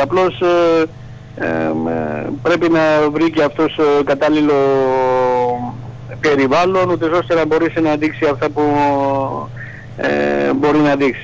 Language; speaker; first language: Greek; non-native, fluent; Georgian